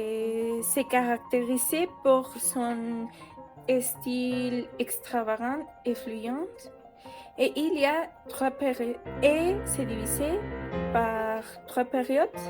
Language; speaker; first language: French; non-native, learner; Spanish